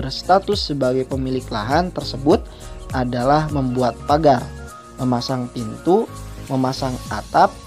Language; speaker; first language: Indonesian; native; Indonesian